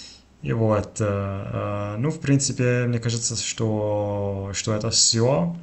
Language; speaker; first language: Russian; non-native, fluent; Italian